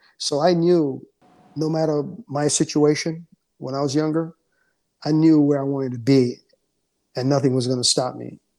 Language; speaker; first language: English; native; English